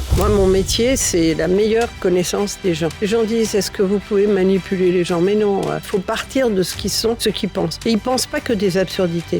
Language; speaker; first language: French; early bilingual, other home language; Catalan